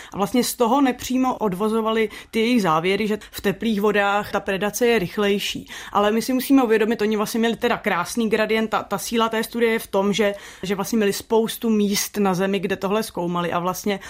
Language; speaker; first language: Czech; native; Czech